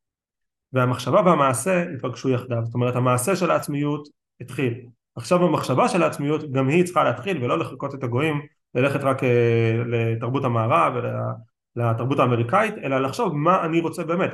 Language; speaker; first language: Hebrew; native; Hebrew